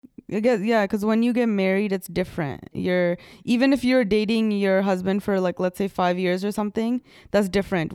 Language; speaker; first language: English; early bilingual, other home language; Punjabi